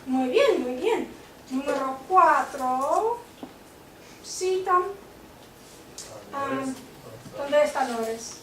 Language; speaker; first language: Spanish; non-native, fluent; English